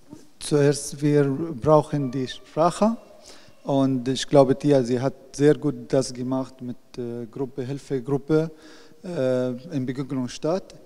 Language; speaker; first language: German; non-native, learner; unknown